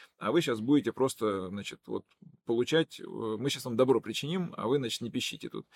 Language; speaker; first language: Russian; non-native, local second language; Udmurt